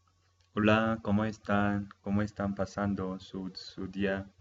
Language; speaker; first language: Spanish; non-native, fluent; Japanese